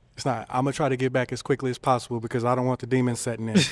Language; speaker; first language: English; native; English